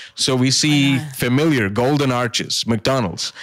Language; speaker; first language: English; early bilingual, other home language; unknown